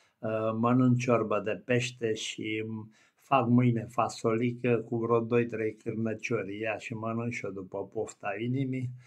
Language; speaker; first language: Romanian; native; Romanian